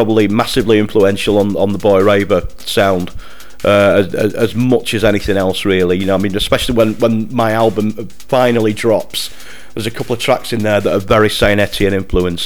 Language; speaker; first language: English; native; English